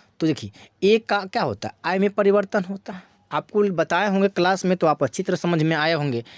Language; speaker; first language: Hindi; native; Hindi